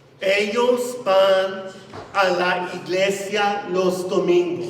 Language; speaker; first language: Spanish; non-native, fluent; English